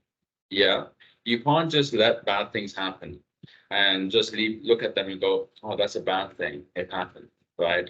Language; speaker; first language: English; non-native, fluent; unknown